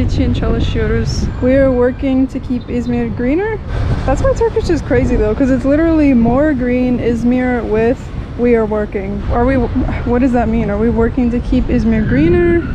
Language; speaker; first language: English; native; English